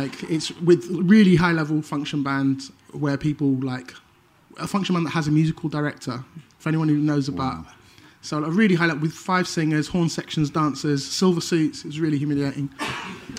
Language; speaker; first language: English; native; English